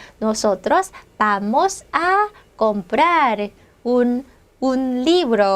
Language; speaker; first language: Spanish; non-native, fluent; Korean